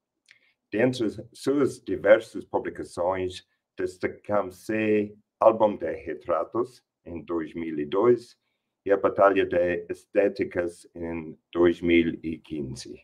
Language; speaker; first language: Portuguese; non-native, fluent; English